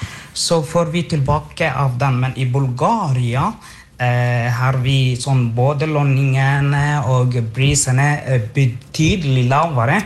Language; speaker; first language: Norwegian; non-native, fluent; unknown